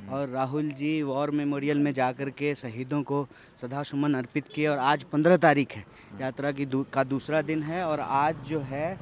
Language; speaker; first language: Hindi; native; Hindi